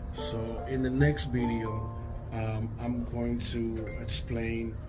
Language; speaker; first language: English; native; English